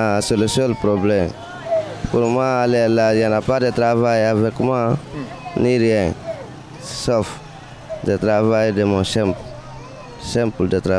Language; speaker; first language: French; non-native, local second language; Fula